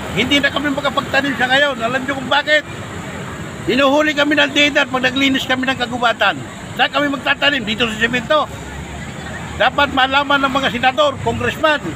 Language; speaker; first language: Filipino; native; Filipino